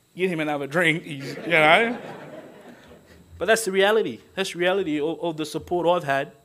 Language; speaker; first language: English; native; English